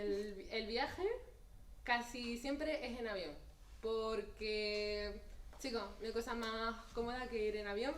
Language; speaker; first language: Spanish; native; Spanish